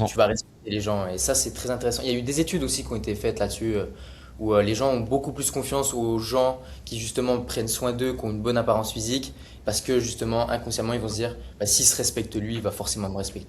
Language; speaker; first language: French; native; French